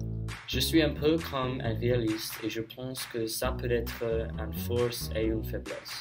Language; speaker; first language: French; non-native, learner; English